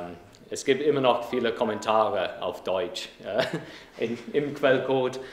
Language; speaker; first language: German; non-native, fluent; English